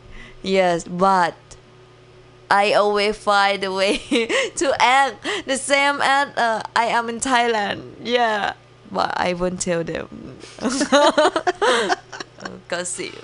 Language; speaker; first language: English; non-native, learner; Thai